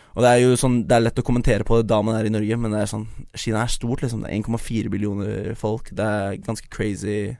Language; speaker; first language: Norwegian; early bilingual, other home language; Chinese